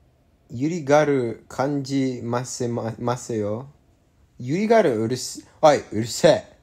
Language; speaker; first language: Japanese; non-native, learner; English